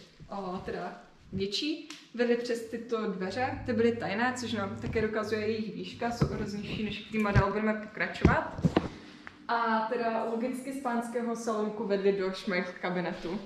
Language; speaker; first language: Czech; native; Czech